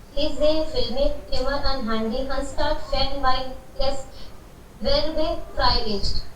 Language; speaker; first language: German; non-native, learner; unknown